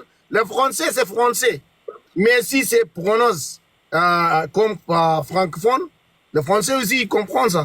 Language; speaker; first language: French; non-native, learner; Arabic